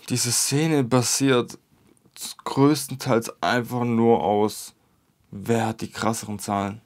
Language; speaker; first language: German; native; German